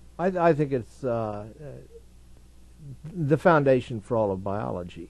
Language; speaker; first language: English; native; English